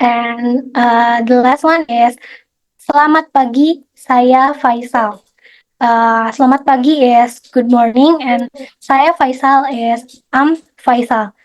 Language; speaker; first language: English; non-native, fluent; Indonesian